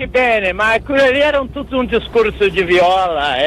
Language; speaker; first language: Italian; non-native, fluent; Portuguese